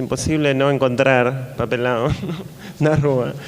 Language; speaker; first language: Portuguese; non-native, learner; Spanish